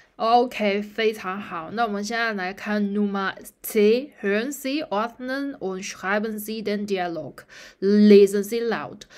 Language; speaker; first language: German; non-native, fluent; Chinese